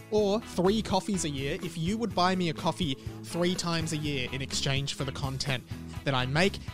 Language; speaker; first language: English; native; English